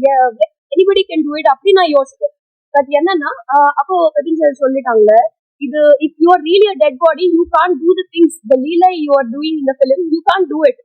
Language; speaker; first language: Tamil; non-native, fluent; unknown